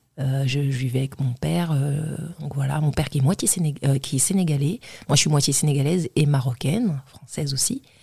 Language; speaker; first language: French; non-native, local second language; Arabic